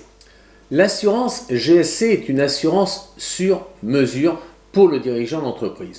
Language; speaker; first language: French; native; French